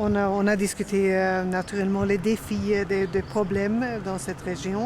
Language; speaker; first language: French; non-native, learner; Swedish